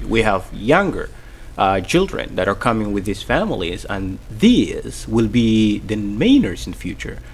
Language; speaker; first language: English; non-native, fluent; Somali